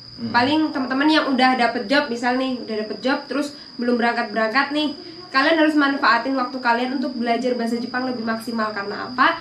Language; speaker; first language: Indonesian; native; Indonesian